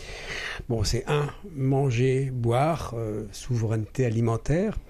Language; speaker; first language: French; native; French